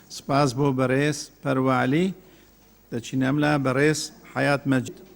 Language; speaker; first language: Central Kurdish; non-native, local second language; Kurdish